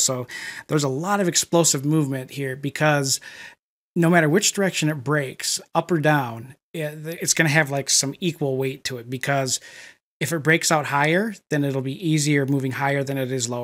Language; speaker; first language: English; native; English